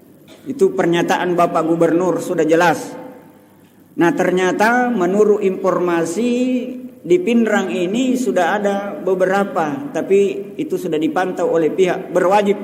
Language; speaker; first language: Indonesian; non-native, local second language; Buginese